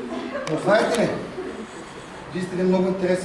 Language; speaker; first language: Bulgarian; native; Bulgarian